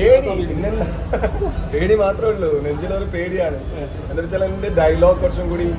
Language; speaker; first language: Malayalam; non-native, local second language; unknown